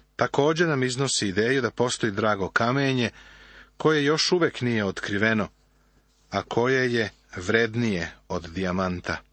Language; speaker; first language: Serbian; native; Serbian